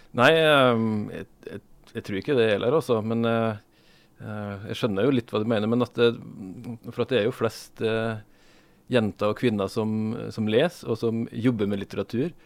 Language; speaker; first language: Norwegian; native; Norwegian